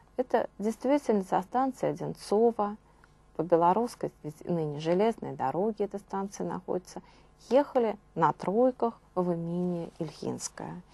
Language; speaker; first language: Russian; native; Russian